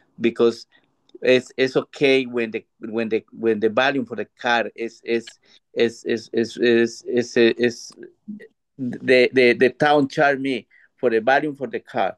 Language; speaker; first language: English; non-native, learner; Spanish